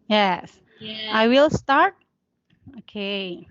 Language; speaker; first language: English; non-native, learner; Indonesian